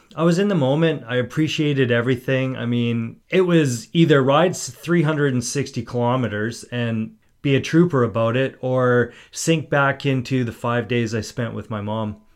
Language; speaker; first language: English; native; English